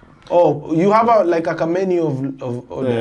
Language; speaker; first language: English; non-native, local second language; Swahili